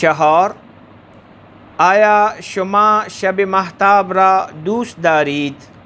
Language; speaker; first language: Persian; non-native, fluent; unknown